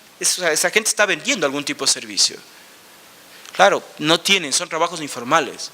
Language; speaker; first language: Spanish; native; Spanish